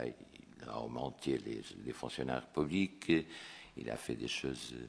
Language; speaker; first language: French; non-native, fluent; Portuguese